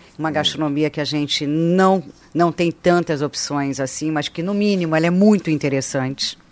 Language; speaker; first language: Portuguese; native; Portuguese